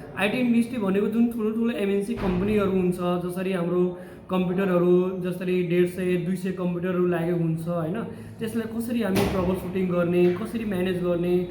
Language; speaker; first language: Nepali; non-native, local second language; Bhojpuri